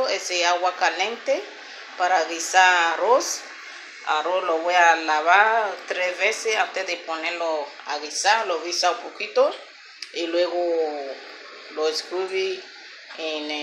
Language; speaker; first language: Spanish; non-native, learner; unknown